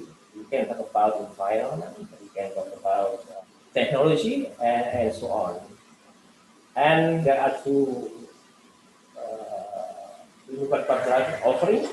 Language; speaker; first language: English; non-native, learner; Indonesian